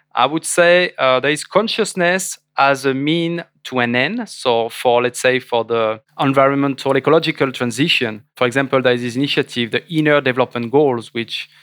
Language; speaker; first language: English; non-native, fluent; French